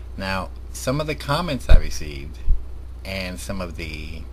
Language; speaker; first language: English; early bilingual, other home language; Spanish